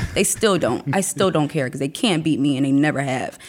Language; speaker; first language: English; native; English